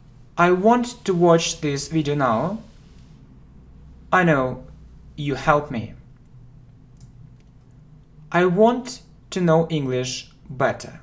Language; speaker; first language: English; non-native, fluent; Russian